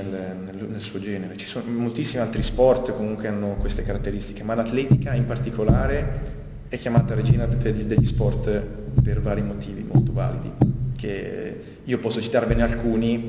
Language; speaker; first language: Italian; native; Italian